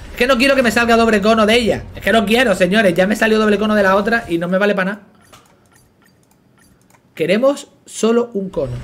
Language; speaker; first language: Spanish; native; Spanish